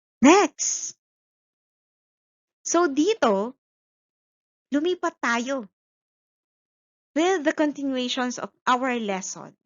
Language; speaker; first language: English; non-native, local second language; Filipino